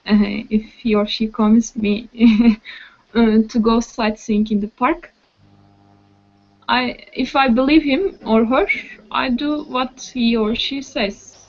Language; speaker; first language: English; non-native, learner; Turkish